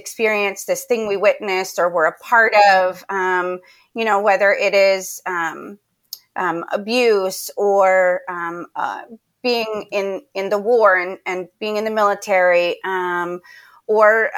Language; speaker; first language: English; native; English